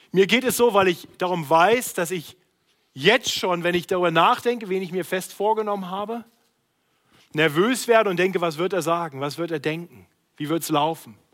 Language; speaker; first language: German; native; German